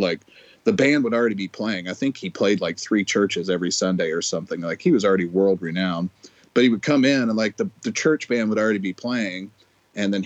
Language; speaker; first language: English; native; English